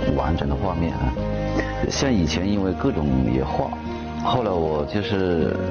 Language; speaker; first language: Chinese; native; Chinese